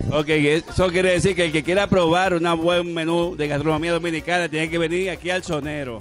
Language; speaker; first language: Spanish; native; Spanish